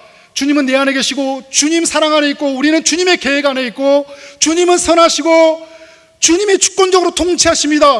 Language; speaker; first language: Korean; native; Korean